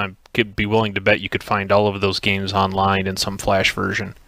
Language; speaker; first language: English; native; English